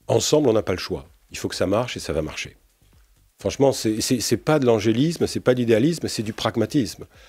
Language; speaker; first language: French; native; French